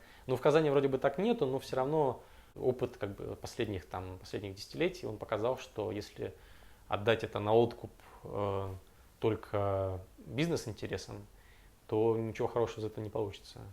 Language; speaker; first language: Russian; native; Russian